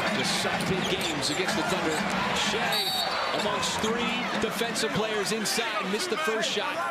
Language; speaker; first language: English; native; English